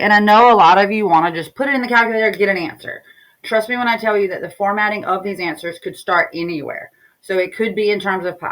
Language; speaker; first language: English; native; English